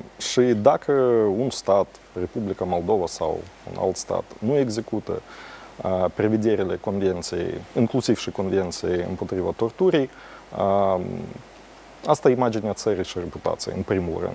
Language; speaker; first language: Romanian; non-native, local second language; Russian